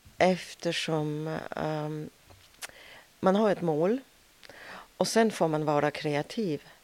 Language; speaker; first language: Swedish; native; Swedish